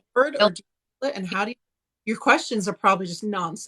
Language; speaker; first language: English; native; English